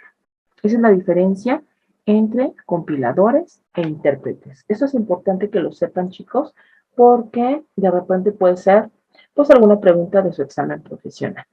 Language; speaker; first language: Spanish; native; Spanish